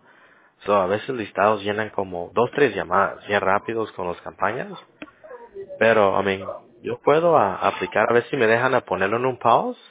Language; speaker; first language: Spanish; early bilingual, heritage; English